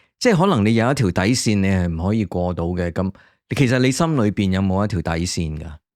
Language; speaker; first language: Cantonese; native; Cantonese